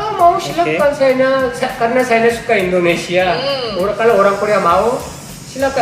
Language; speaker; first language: Indonesian; non-native, learner; Korean